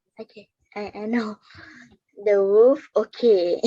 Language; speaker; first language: English; non-native, learner; Thai